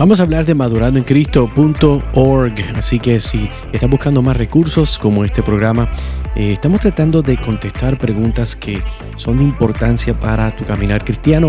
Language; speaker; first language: Spanish; native; Spanish